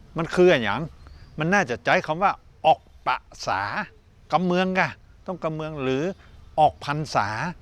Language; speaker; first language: Thai; native; Thai